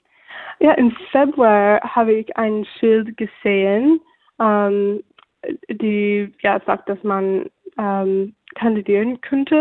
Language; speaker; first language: German; non-native, fluent; English